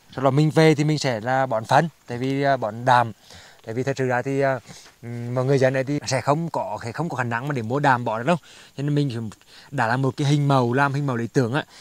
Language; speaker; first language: Vietnamese; native; Vietnamese